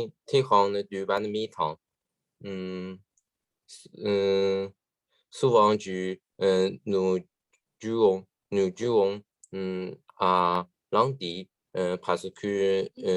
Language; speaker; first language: French; non-native, learner; Chinese